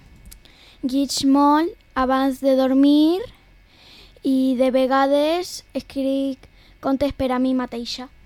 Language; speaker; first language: Catalan; non-native, local second language; Spanish